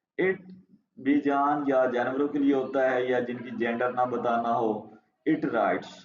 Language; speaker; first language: Urdu; non-native, local second language; Punjabi